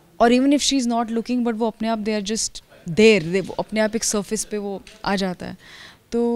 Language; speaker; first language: Hindi; native; Hindi